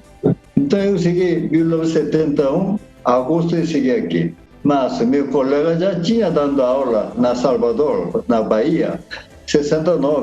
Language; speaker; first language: Portuguese; non-native, learner; Korean